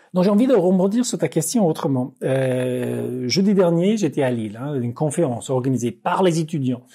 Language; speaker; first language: French; non-native, fluent; Dutch